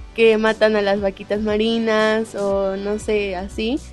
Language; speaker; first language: Spanish; native; Spanish